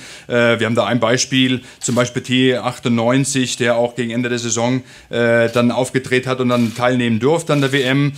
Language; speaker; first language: German; native; German